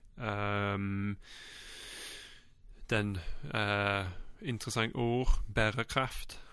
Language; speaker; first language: Norwegian; non-native, fluent; English